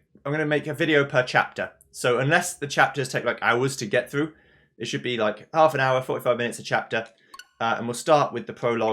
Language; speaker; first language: English; native; English